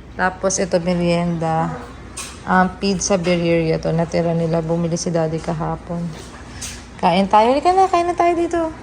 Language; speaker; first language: Filipino; native; Filipino